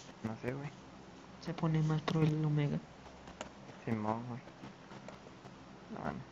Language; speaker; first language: Spanish; native; Spanish